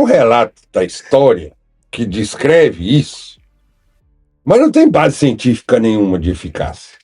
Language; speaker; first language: Portuguese; native; Portuguese